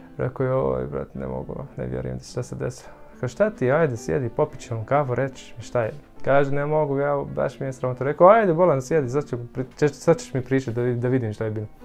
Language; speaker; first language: Bosnian; non-native, fluent; Arabic